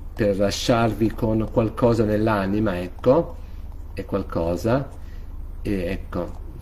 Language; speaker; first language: Italian; native; Italian